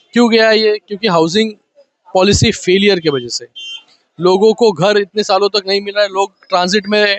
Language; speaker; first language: Hindi; non-native, local second language; Marathi